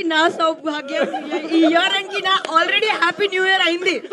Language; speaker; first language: Telugu; non-native, learner; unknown